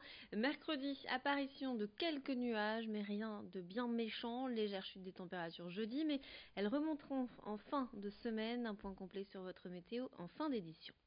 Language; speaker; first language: French; native; French